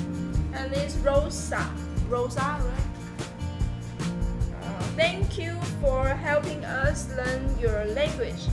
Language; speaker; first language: English; non-native, learner; Chinese